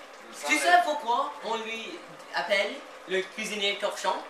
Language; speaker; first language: French; non-native, learner; English